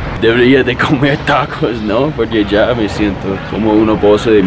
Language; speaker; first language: Spanish; non-native, fluent; English